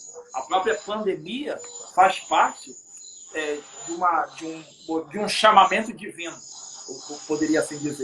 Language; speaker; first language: Portuguese; native; Portuguese